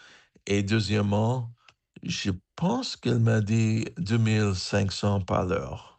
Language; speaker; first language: French; non-native, learner; English